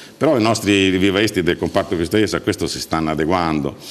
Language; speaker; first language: Italian; native; Italian